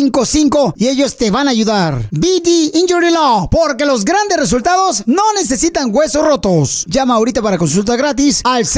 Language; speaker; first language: Spanish; native; Spanish